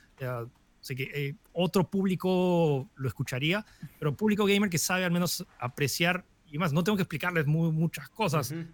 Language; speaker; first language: Spanish; early bilingual, other home language; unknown